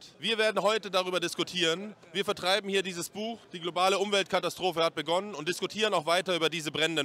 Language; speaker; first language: German; native; German